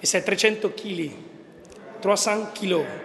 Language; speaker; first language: French; non-native, learner; Italian